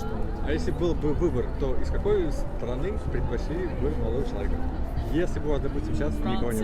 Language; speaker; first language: Russian; native; Russian